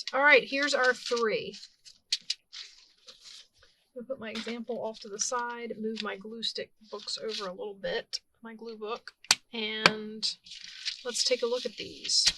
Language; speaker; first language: English; native; English